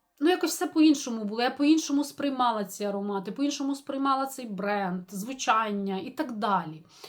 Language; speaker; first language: Ukrainian; non-native, local second language; Russian